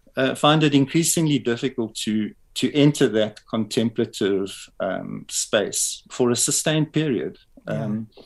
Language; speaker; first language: English; native; English